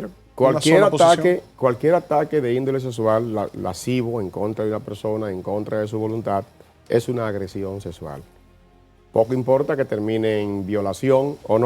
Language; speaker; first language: Spanish; native; Spanish